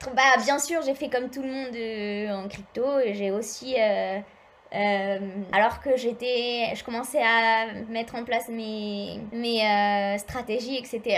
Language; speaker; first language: French; native; French